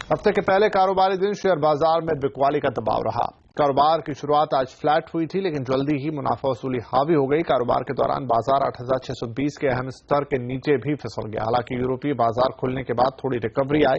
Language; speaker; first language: Hindi; native; Hindi